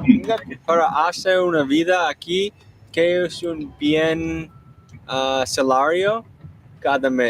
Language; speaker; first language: Spanish; non-native, learner; English